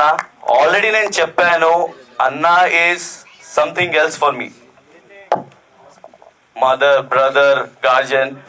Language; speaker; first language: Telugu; non-native, learner; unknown